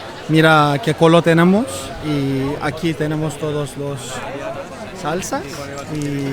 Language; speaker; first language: Spanish; non-native, fluent; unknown